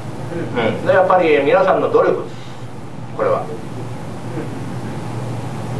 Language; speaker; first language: Japanese; native; Japanese